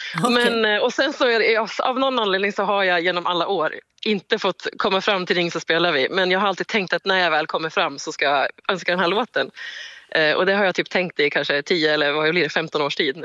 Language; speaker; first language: Swedish; native; Swedish